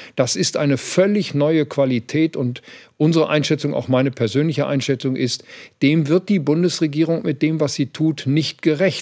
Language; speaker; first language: German; native; German